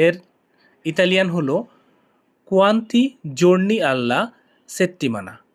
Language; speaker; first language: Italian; non-native, learner; Bangla